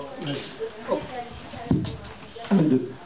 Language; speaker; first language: French; native; French